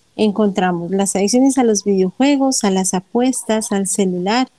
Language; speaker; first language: Spanish; native; Spanish